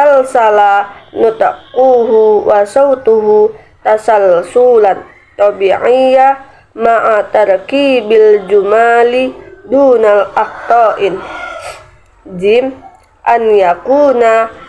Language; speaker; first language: Arabic; non-native, learner; Indonesian